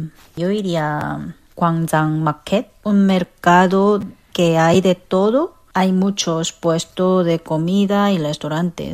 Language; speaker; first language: Spanish; non-native, fluent; Korean